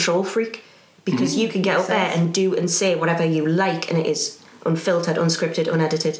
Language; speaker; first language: English; native; English